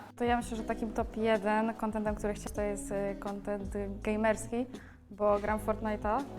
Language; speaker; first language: Polish; native; Polish